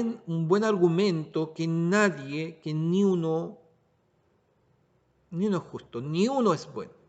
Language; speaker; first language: Spanish; native; Spanish